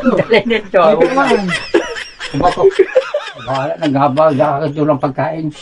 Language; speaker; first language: Filipino; non-native, local second language; Bikol